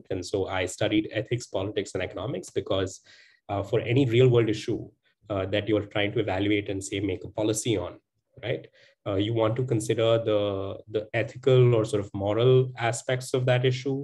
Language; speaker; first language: English; non-native, local second language; Hindi